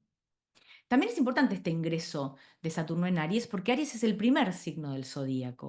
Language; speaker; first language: Spanish; native; Spanish